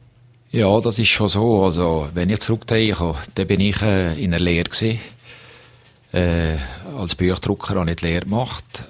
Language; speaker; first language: German; native; German